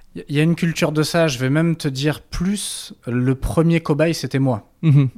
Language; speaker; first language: French; native; French